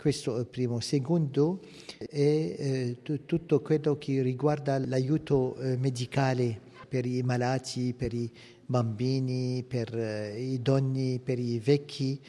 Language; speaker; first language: Italian; non-native, fluent; Arabic